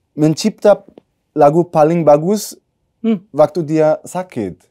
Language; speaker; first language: Indonesian; early bilingual, heritage; German